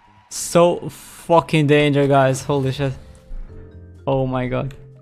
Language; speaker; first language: English; non-native, learner; Albanian